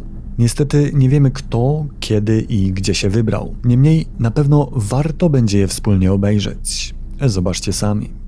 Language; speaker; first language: Polish; native; Polish